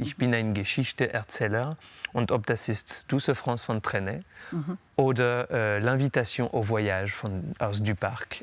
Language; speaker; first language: German; non-native, fluent; French